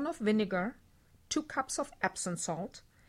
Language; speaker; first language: English; non-native, fluent; German